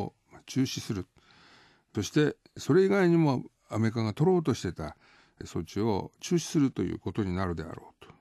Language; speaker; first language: Japanese; native; Japanese